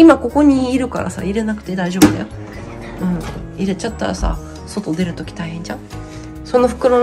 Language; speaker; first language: Japanese; native; Japanese